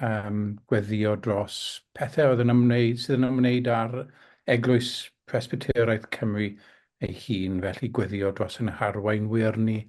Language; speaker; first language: Welsh; non-native, local second language; English